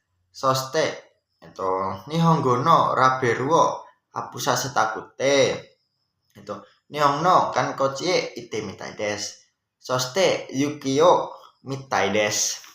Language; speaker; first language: Japanese; non-native, learner; Indonesian